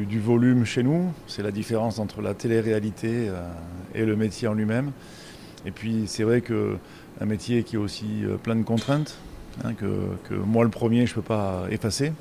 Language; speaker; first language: French; native; French